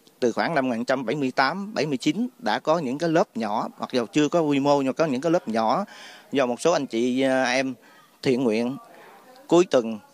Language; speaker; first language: Vietnamese; native; Vietnamese